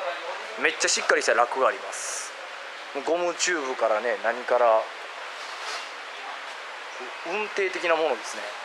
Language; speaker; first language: Japanese; native; Japanese